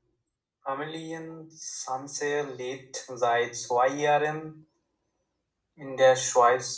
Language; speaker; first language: German; non-native, learner; Bangla